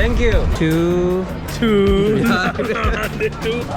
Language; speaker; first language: English; non-native, learner; Korean